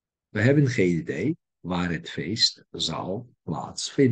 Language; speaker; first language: Dutch; non-native, fluent; Turkish